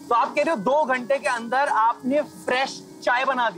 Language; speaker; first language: Hindi; native; Hindi